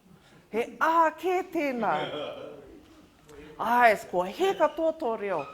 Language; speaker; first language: Māori; non-native, local second language; English